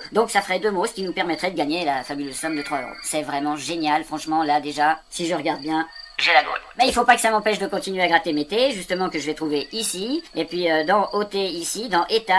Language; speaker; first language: French; native; French